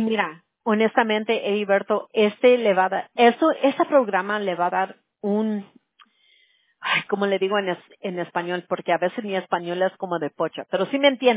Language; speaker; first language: Spanish; early bilingual, heritage; English